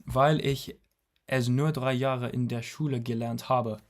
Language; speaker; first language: German; non-native, learner; English